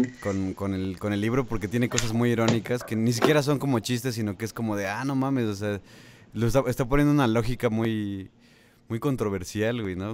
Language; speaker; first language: Spanish; native; Spanish